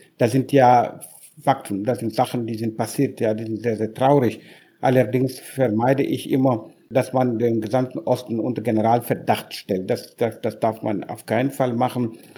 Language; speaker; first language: German; non-native, fluent; Wolof